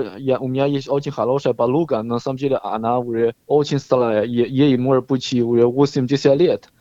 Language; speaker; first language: Russian; non-native, learner; Chinese